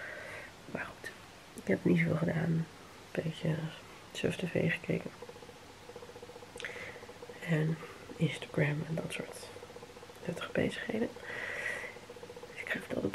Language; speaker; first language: Dutch; native; Dutch